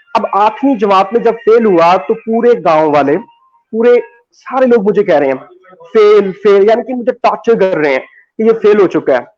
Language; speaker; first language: Hindi; non-native, local second language; Punjabi